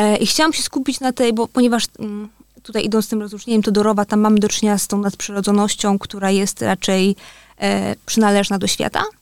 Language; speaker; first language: Polish; native; Polish